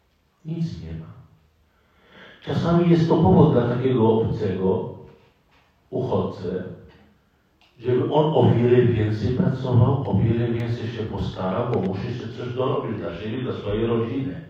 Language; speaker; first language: Polish; non-native, fluent; Arabic